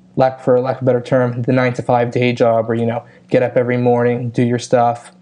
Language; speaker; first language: English; native; English